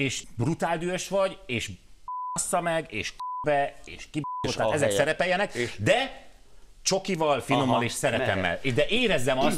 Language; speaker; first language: Hungarian; native; Hungarian